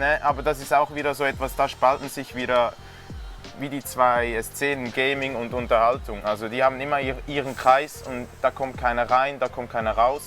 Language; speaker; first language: German; native; German